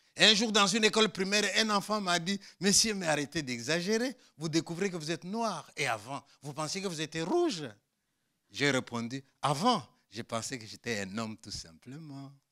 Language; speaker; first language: French; non-native, local second language; Luba-Lulua